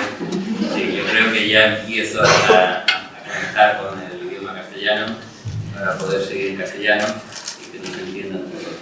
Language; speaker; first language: Spanish; non-native, local second language; Catalan